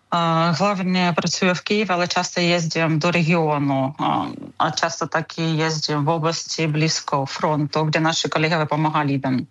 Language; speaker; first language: Czech; non-native, learner; Ukrainian